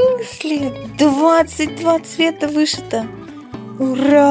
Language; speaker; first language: Russian; native; Russian